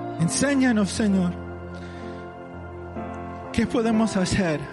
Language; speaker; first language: Spanish; early bilingual, heritage; English